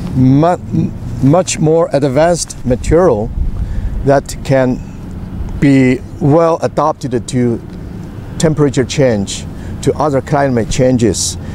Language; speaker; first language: English; non-native, fluent; Chinese